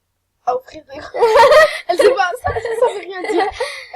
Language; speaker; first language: French; native; French